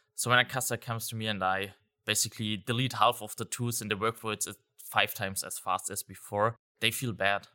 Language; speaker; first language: English; non-native, fluent; German